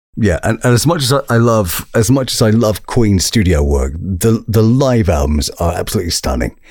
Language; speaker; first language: English; native; English